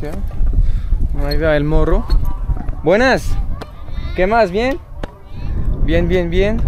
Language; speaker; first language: Spanish; non-native, learner; French